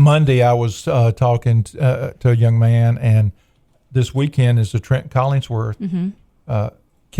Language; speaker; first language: English; native; English